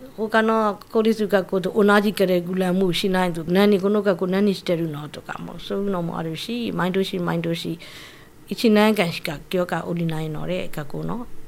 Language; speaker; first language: Japanese; non-native, fluent; Burmese